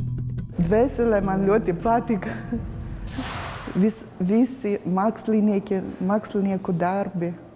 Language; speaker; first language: Latvian; non-native, local second language; Russian